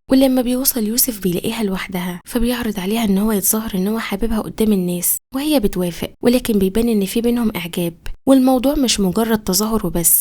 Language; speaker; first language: Arabic; native; Arabic